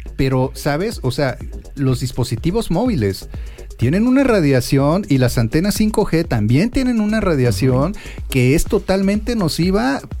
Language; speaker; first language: Spanish; native; Spanish